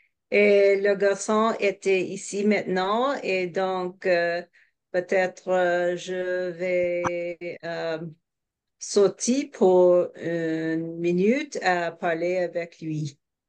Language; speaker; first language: French; non-native, learner; English